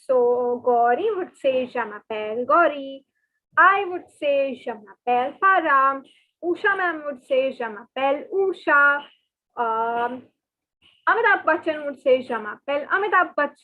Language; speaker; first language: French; non-native, learner; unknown